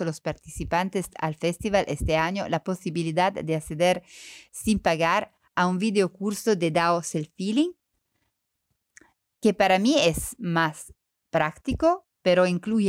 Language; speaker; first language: Spanish; non-native, learner; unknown